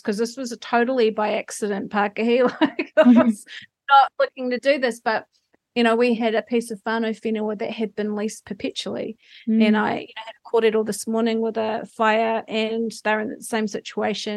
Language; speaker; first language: English; native; English